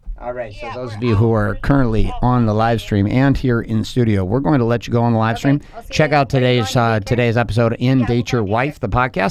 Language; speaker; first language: English; native; English